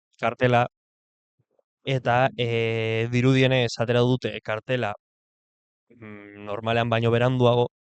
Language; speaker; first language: Basque; non-native, local second language; Spanish